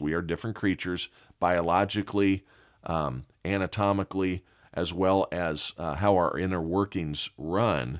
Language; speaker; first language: English; native; English